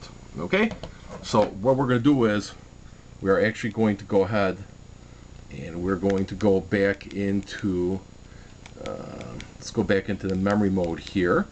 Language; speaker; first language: English; native; English